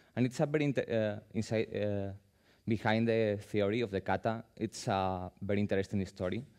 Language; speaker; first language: English; non-native, fluent; Spanish